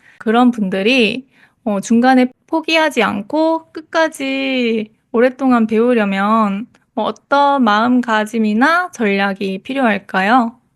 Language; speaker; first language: Korean; native; Korean